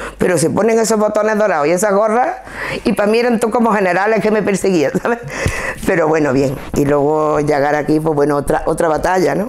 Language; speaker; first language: Spanish; native; Spanish